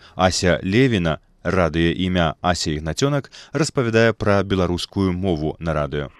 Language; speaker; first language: Belarusian; native; Belarusian